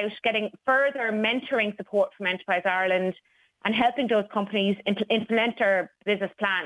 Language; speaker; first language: English; native; English